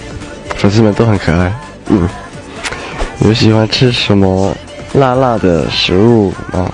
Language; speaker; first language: Chinese; early bilingual, heritage; Chinese